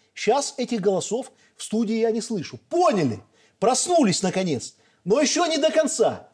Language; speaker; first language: Russian; native; Russian